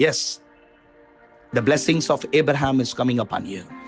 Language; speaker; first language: English; non-native, local second language; Tamil